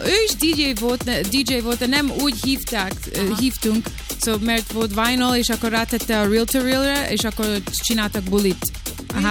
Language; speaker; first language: Hungarian; early bilingual, heritage; English